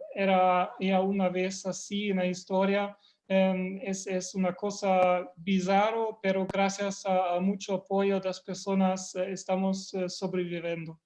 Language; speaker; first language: Spanish; non-native, fluent; German